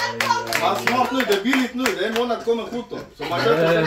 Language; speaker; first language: Swedish; non-native, learner; Bangla